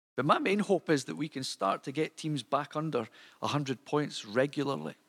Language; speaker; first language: English; native; English